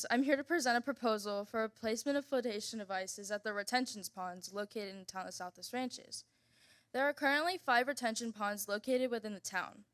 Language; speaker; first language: English; native; English